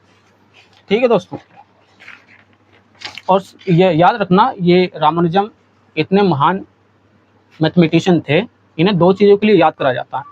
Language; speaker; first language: Hindi; native; Hindi